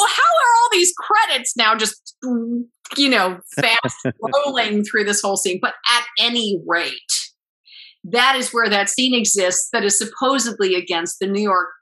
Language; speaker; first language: English; native; English